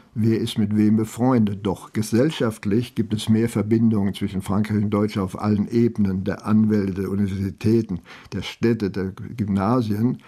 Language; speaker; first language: German; native; German